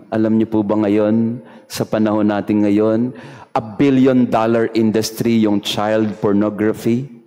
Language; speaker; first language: Filipino; non-native, local second language; Bikol